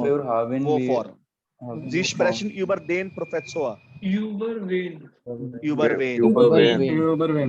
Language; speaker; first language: German; non-native, fluent; Hindi